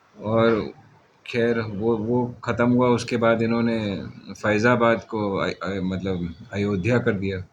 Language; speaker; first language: Hindi; native; Hindi